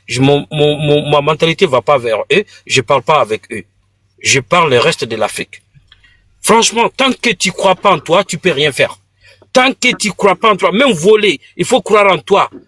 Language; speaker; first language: French; non-native, local second language; Bambara